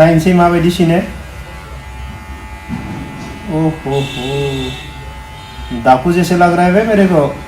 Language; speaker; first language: Hindi; non-native, local second language; Bodo